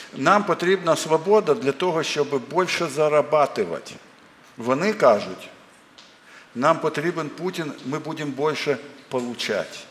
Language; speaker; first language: Ukrainian; non-native, local second language; Russian